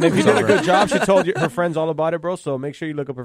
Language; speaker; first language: English; native; English